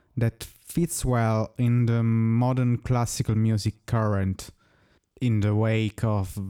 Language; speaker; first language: English; non-native, fluent; Italian